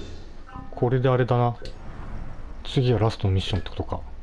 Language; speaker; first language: Japanese; native; Japanese